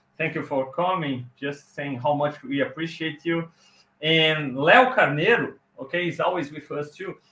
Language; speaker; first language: English; non-native, fluent; Portuguese